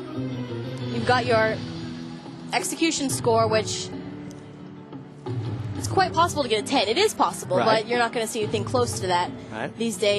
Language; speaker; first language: English; native; English